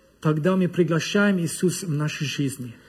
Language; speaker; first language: Russian; non-native, learner; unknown